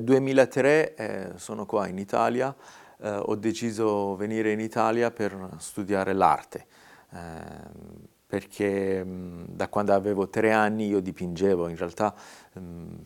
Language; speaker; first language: Italian; non-native, fluent; Persian